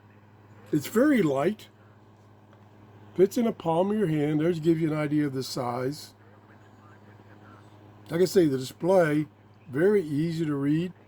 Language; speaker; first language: English; native; English